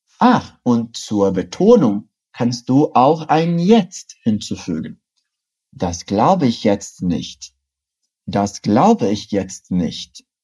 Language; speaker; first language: German; non-native, fluent; Portuguese